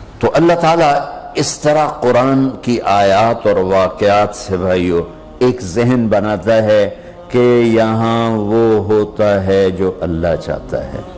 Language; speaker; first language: Urdu; non-native, local second language; Punjabi